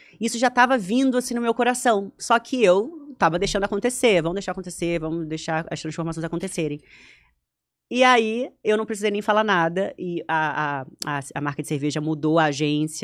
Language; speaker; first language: Portuguese; native; Portuguese